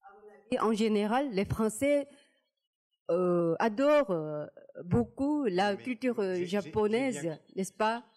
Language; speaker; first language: French; non-native, fluent; Korean